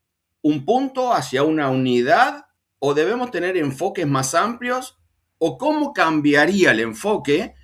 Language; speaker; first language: Spanish; native; Spanish